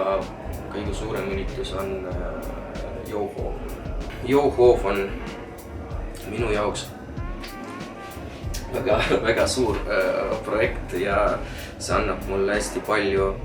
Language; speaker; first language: Estonian; non-native, local second language; Russian